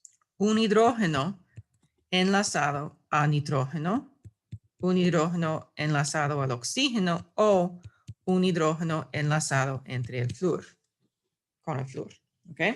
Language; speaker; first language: Spanish; non-native, fluent; English